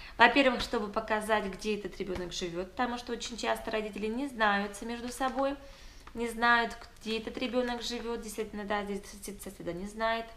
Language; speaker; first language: Russian; native; Russian